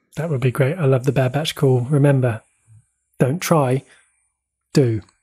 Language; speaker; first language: English; native; English